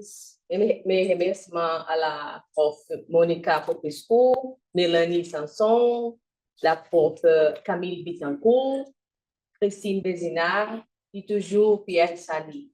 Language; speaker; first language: French; non-native, fluent; Portuguese